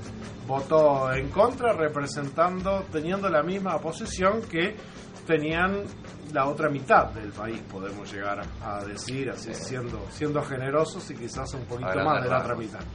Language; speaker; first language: Spanish; native; Spanish